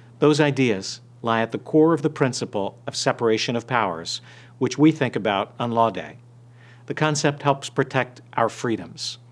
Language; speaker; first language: English; native; English